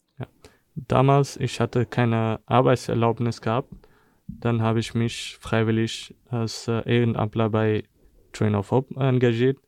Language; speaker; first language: German; non-native, fluent; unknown